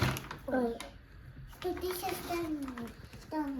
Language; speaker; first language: Russian; early bilingual, other home language; Armenian